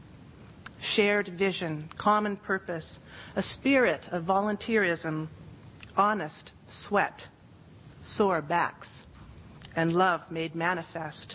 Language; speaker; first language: English; native; English